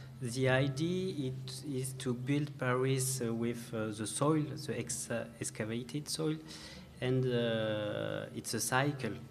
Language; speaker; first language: English; non-native, learner; French